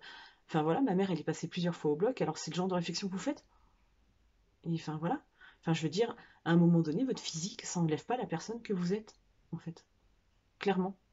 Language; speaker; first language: French; native; French